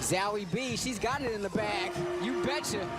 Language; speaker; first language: English; native; English